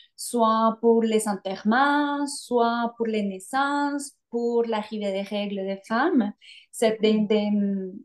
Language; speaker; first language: French; non-native, fluent; Spanish